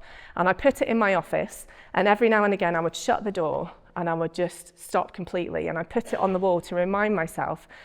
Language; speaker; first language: English; native; English